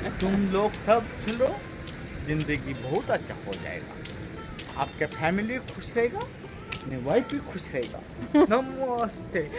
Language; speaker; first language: Hindi; non-native, local second language; Malayalam